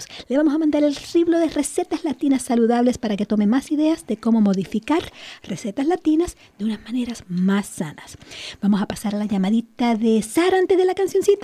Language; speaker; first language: Spanish; native; Spanish